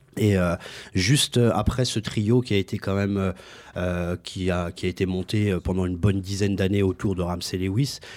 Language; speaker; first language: French; native; French